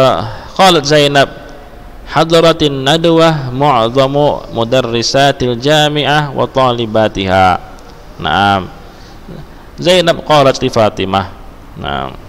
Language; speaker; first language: Arabic; non-native, fluent; Indonesian